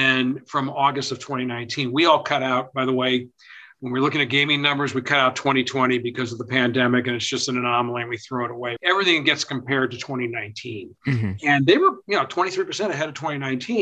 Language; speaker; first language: English; native; English